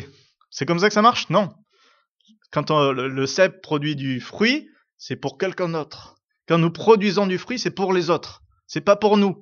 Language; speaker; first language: French; native; French